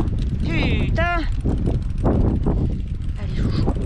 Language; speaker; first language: French; native; French